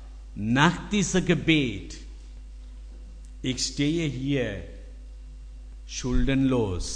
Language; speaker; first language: German; non-native, learner; Tamil